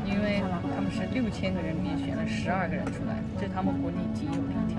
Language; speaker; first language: Chinese; native; Chinese